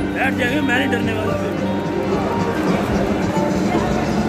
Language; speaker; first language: Hindi; native; Hindi